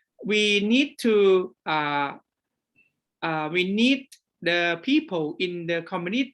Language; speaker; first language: English; non-native, fluent; Thai